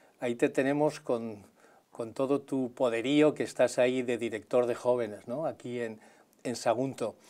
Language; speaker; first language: Spanish; native; Spanish